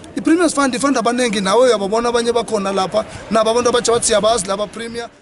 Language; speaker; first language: Zulu; non-native, local second language; South Ndebele